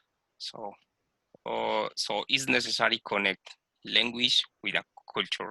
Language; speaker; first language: English; non-native, learner; Spanish